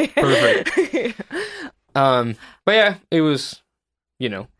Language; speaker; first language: English; non-native, fluent; Italian